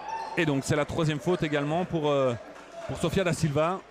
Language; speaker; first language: French; native; French